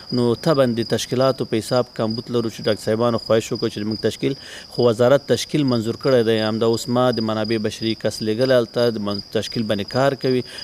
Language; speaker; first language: Pashto; non-native, local second language; Persian